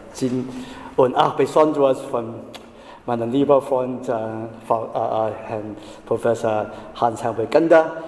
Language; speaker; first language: German; non-native, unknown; Chinese